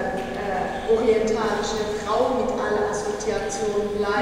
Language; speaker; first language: German; non-native, fluent; Persian